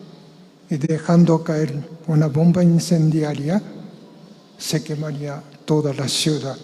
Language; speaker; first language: Spanish; non-native, fluent; Japanese